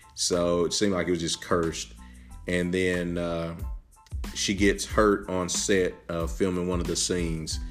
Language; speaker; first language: English; native; English